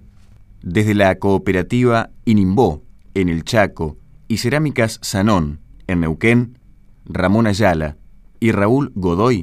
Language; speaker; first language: Spanish; native; Spanish